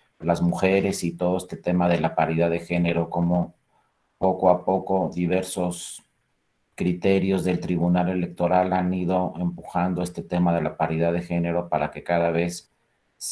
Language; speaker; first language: Spanish; native; Spanish